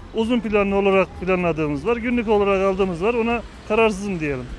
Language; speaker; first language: Turkish; native; Turkish